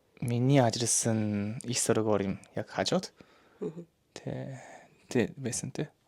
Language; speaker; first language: Mongolian; non-native, learner; Japanese